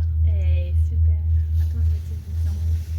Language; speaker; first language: French; native; French